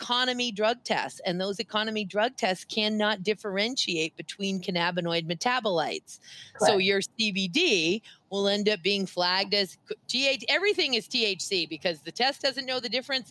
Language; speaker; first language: English; native; English